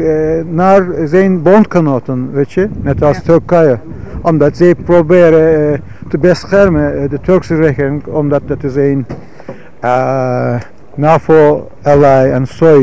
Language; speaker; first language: Dutch; non-native, fluent; Turkish